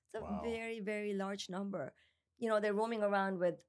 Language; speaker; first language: English; non-native, local second language; Urdu